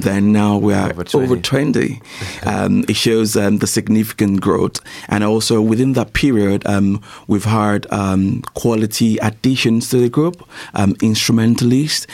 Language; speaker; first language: English; non-native, local second language; Yoruba